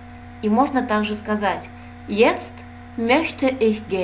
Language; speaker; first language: German; non-native, fluent; Russian